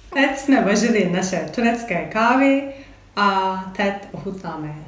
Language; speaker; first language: Czech; non-native, learner; Turkish